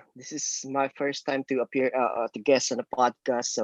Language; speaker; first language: English; non-native, local second language; Filipino